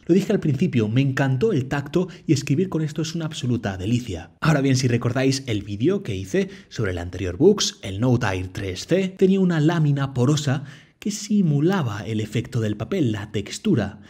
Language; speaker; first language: Spanish; native; Spanish